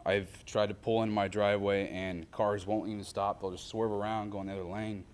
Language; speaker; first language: English; native; English